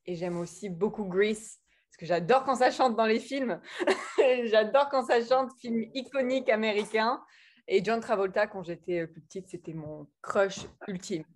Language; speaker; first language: French; early bilingual, other home language; English